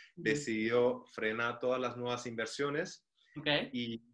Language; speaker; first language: Spanish; non-native, fluent; German